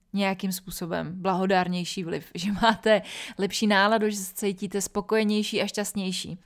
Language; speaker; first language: Czech; native; Czech